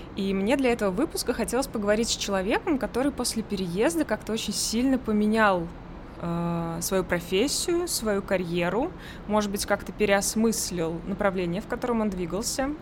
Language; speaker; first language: Russian; native; Russian